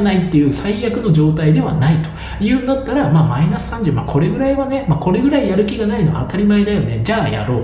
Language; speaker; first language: Japanese; native; Japanese